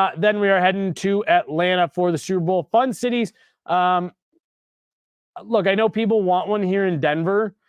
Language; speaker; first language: English; native; English